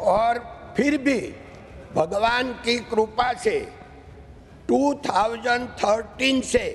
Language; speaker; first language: Hindi; non-native, local second language; Gujarati